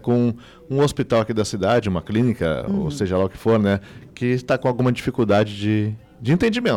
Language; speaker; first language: Portuguese; native; Portuguese